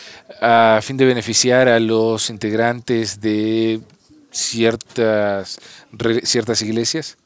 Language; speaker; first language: Spanish; non-native, fluent; English